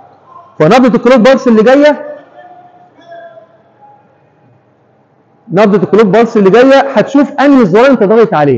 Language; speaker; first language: Arabic; native; Arabic